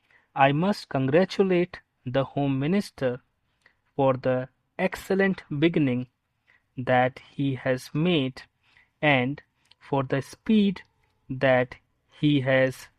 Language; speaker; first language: English; non-native, local second language; Hindi